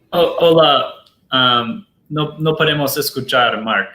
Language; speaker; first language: Spanish; non-native, fluent; Portuguese